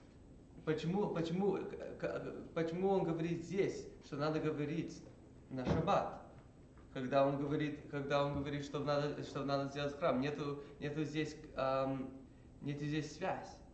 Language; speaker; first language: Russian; early bilingual, heritage; English